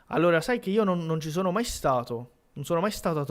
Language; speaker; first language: Italian; non-native, fluent; Portuguese